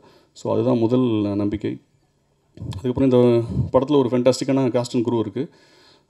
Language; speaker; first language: Tamil; native; Tamil